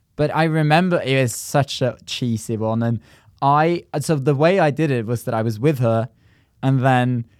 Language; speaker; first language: English; non-native, fluent; Norwegian